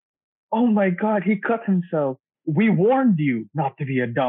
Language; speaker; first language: English; non-native, local second language; Cebuano